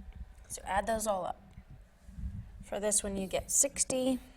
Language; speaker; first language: English; native; English